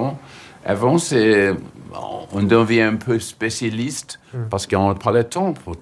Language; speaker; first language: French; non-native, learner; English